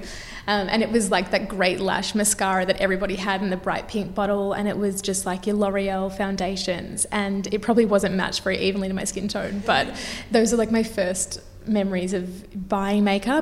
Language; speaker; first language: English; native; English